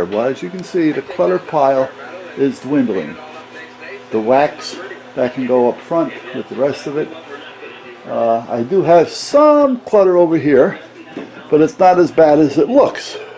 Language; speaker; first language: English; native; English